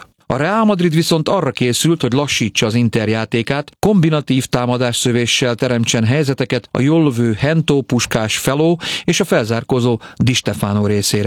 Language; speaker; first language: Hungarian; native; Hungarian